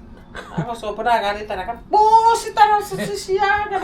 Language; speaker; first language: Filipino; non-native, learner; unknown